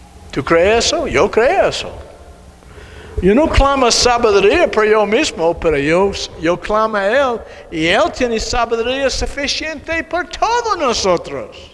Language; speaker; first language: Spanish; non-native, learner; English